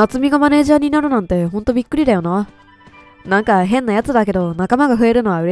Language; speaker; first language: Japanese; native; Japanese